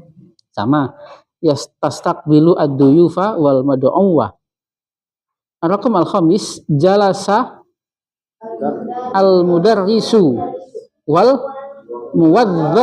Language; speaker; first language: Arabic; non-native, fluent; Indonesian